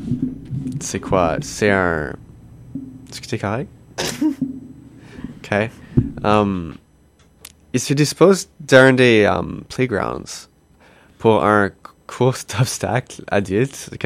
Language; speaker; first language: French; non-native, local second language; English